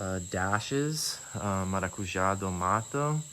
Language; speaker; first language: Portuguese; non-native, learner; English